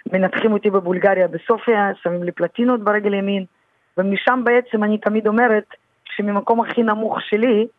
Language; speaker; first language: Hebrew; early bilingual, other home language; Russian